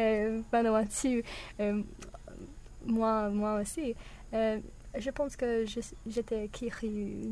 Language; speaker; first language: French; non-native, learner; English